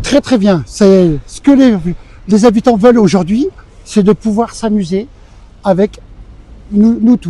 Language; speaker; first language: French; native; French